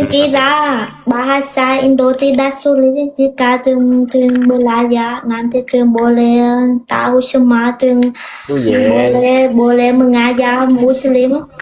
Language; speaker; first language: Indonesian; non-native, learner; Vietnamese